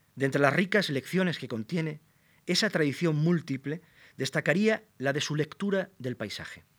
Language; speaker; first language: Spanish; native; Spanish